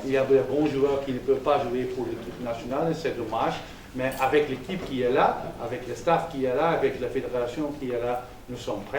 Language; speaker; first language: French; non-native, local second language; Dutch